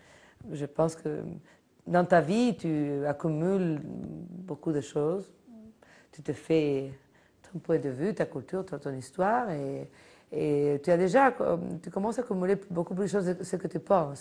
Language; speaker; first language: French; non-native, fluent; Spanish